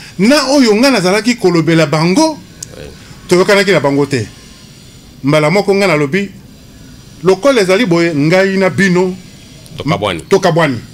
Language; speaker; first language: Lingala; non-native, local second language; Luba-Lulua